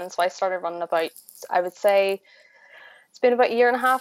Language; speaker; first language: English; native; English